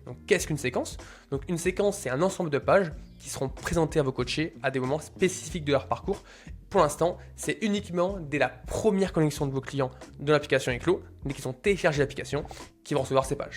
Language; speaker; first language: French; native; French